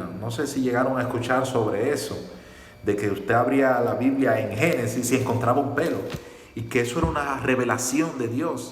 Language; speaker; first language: Spanish; native; Spanish